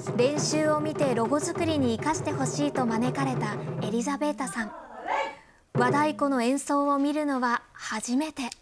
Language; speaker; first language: Japanese; native; Japanese